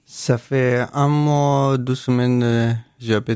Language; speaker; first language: French; non-native, learner; Persian